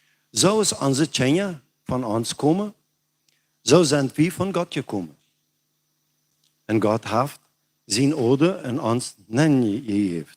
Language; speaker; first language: German; non-native, learner; Plautdietsch